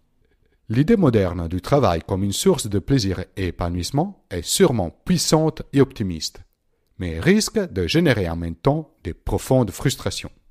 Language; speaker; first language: French; non-native, fluent; Italian